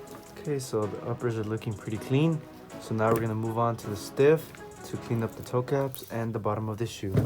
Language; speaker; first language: English; native; English